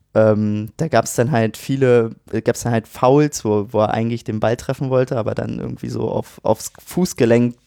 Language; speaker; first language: German; native; German